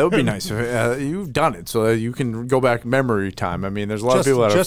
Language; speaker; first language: English; native; English